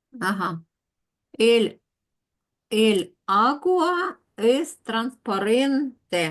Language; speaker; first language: Spanish; non-native, learner; Ukrainian